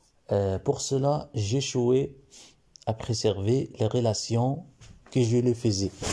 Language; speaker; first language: French; non-native, learner; Arabic